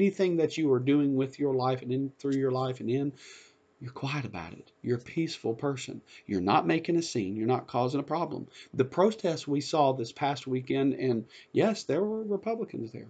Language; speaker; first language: English; native; English